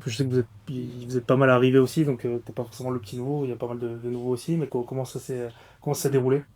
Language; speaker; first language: French; native; French